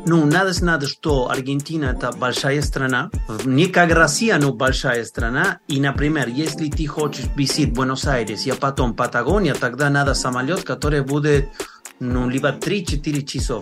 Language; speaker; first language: Russian; non-native, learner; Spanish